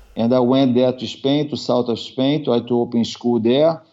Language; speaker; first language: English; non-native, learner; Portuguese